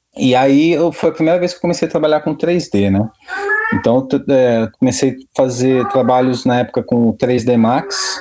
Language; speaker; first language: Portuguese; native; Portuguese